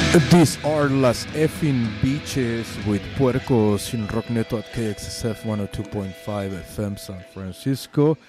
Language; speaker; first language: English; non-native, fluent; Spanish